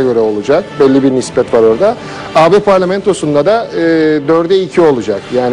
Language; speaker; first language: Turkish; native; Turkish